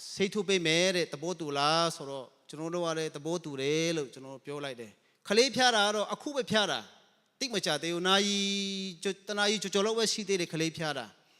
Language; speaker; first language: Burmese; non-native, local second language; Hakha Chin